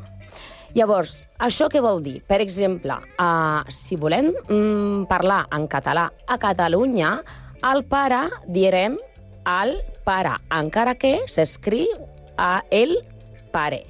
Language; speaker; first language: Catalan; non-native, learner; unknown